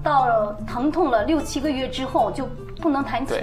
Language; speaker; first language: Chinese; native; Chinese